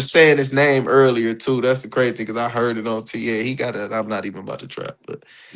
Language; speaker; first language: English; native; English